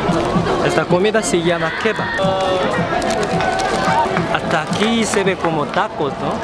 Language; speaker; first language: Spanish; non-native, fluent; Korean